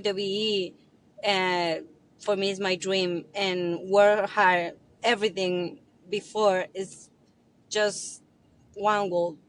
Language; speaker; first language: English; non-native, learner; Spanish